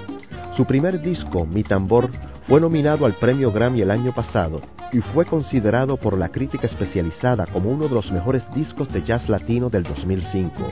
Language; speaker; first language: Spanish; native; Spanish